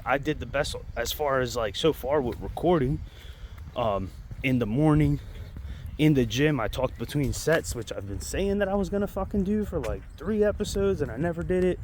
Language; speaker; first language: English; native; English